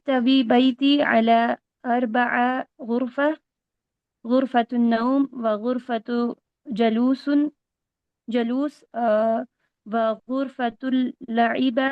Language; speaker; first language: Arabic; non-native, learner; Urdu